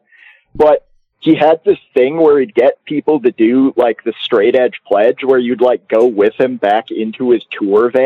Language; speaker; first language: English; native; English